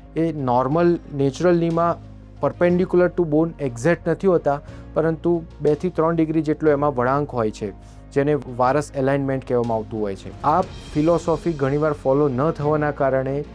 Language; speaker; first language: Gujarati; native; Gujarati